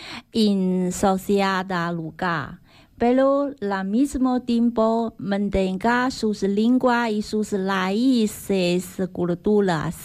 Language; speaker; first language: Spanish; non-native, learner; Chinese